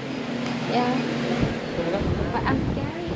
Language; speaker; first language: English; non-native, learner; Thai